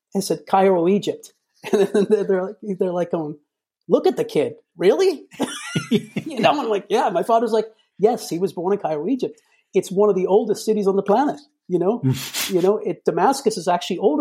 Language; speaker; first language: English; native; English